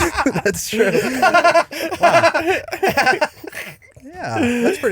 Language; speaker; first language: English; native; English